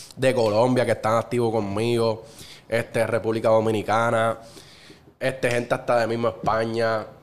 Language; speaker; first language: Spanish; native; Spanish